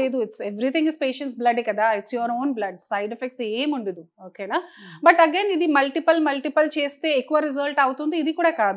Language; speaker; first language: Telugu; non-native, local second language; Hindi